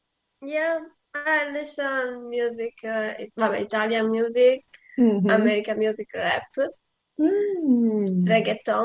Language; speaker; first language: English; non-native, learner; Italian